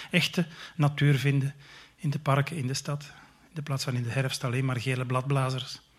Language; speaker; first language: Dutch; native; Dutch